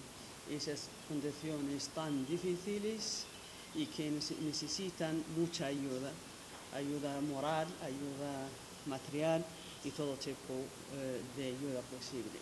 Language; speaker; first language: Spanish; non-native, local second language; Arabic